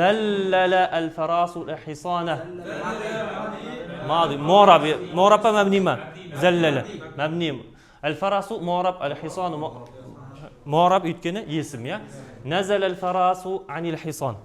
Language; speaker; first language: Arabic; non-native, fluent; Kazakh